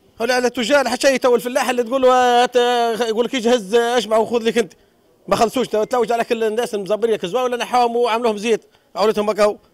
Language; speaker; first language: Arabic; native; Arabic